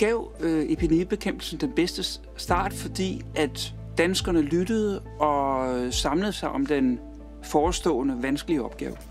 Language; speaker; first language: Danish; native; Danish